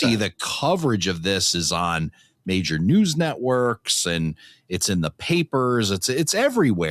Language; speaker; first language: English; native; English